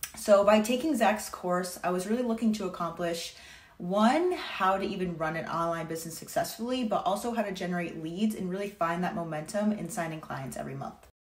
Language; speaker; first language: English; native; English